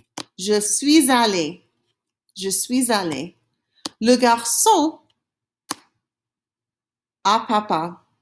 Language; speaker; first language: French; non-native, fluent; English